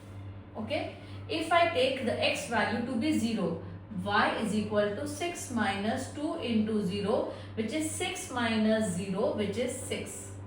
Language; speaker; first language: English; non-native, local second language; Hindi